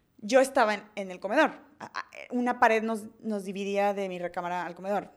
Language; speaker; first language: Spanish; early bilingual, heritage; Spanish